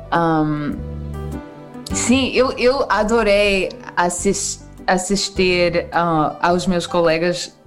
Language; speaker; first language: Portuguese; early bilingual, heritage; Portuguese